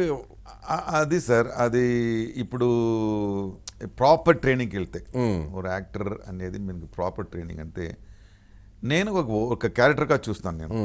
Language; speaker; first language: Telugu; non-native, local second language; Tamil